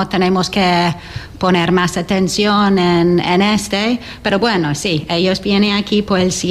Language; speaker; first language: Spanish; non-native, learner; English